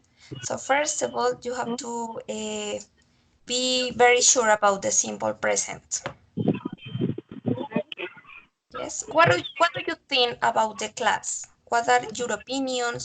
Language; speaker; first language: English; non-native, learner; Spanish